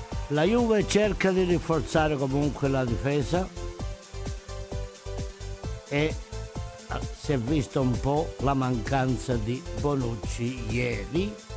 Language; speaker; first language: Italian; native; Italian